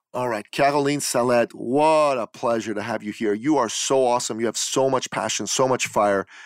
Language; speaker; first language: English; native; English